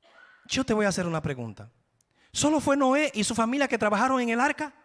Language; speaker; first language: Spanish; native; Spanish